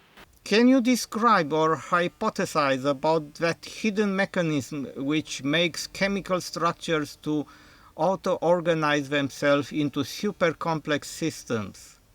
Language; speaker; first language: English; non-native, fluent; Romanian